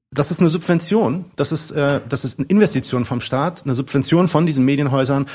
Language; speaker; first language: German; early bilingual, other home language; Arabic